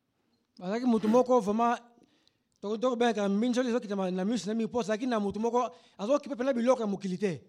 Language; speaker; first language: German; non-native, learner; Lingala